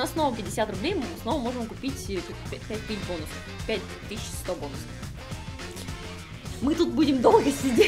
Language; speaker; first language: Russian; native; Russian